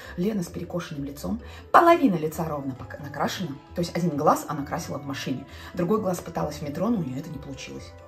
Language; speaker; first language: Russian; non-native, local second language; Latvian